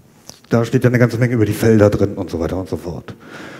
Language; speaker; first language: German; native; German